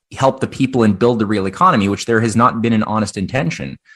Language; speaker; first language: English; native; English